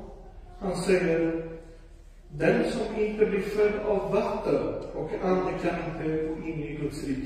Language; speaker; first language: Swedish; non-native, fluent; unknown